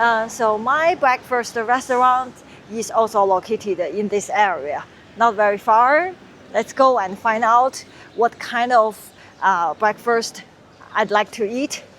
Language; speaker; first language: English; non-native, fluent; Chinese